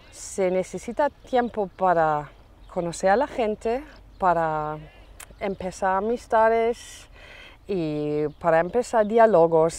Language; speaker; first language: Spanish; non-native, fluent; German